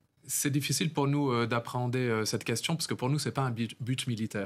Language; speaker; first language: French; native; French